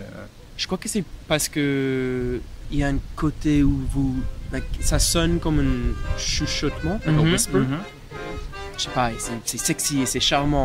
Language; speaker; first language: French; non-native, fluent; English